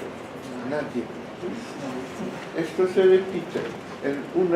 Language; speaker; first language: Spanish; non-native, fluent; Polish